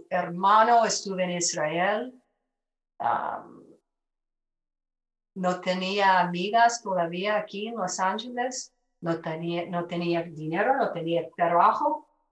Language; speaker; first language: Spanish; early bilingual, other home language; English